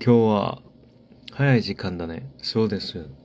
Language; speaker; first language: Japanese; non-native, learner; Korean